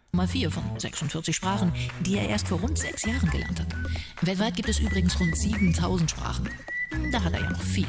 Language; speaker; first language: German; native; German